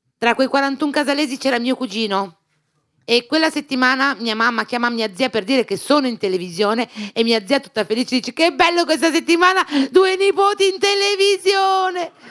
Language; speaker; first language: Italian; native; Italian